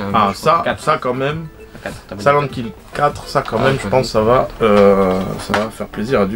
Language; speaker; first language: French; native; French